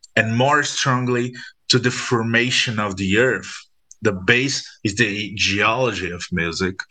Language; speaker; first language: English; non-native, fluent; Portuguese